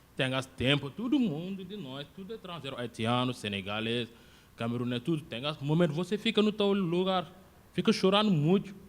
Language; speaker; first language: Portuguese; non-native, learner; Wolof